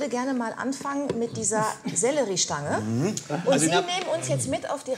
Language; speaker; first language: German; native; German